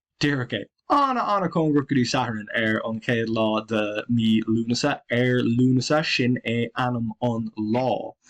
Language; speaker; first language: Irish; non-native, local second language; English